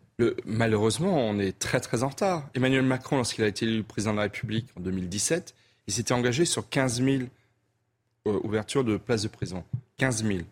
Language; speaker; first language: French; native; French